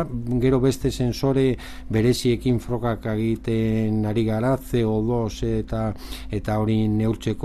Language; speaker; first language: Basque; non-native, local second language; Spanish